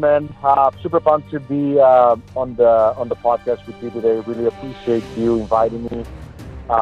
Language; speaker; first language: English; non-native, fluent; Romanian